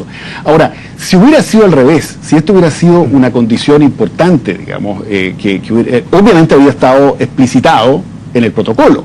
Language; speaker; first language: Spanish; native; Spanish